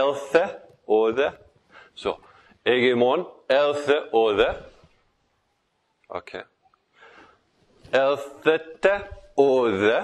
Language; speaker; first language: Greek; non-native, fluent; English